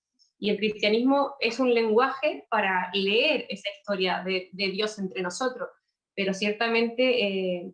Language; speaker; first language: Spanish; native; Spanish